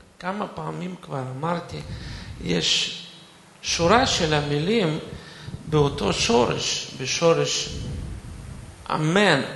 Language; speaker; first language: Hebrew; non-native, fluent; Russian